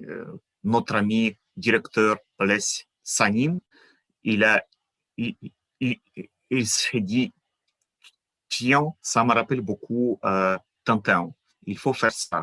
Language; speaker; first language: French; non-native, fluent; Ukrainian